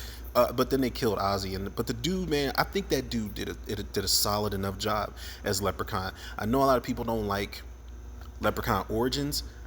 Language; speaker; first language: English; native; English